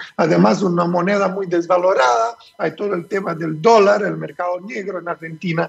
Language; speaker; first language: Spanish; non-native, fluent; Portuguese